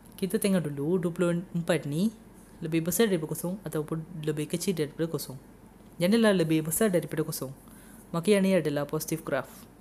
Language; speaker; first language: Malay; non-native, local second language; Tamil